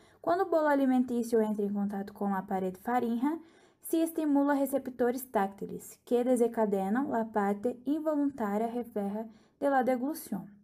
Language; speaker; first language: Portuguese; non-native, learner; Spanish